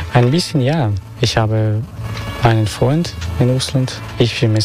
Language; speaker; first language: German; non-native, fluent; Russian